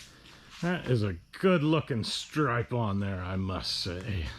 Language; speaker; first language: English; native; English